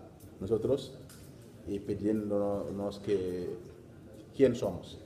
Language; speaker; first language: Spanish; non-native, fluent; Wolof